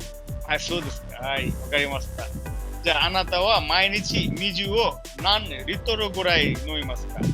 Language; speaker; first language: Japanese; non-native, fluent; Bangla